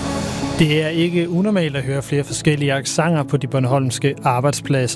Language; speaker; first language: Danish; native; Danish